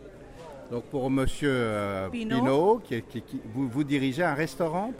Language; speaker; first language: French; native; French